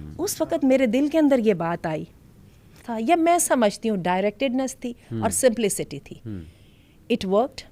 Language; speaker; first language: Urdu; native; Urdu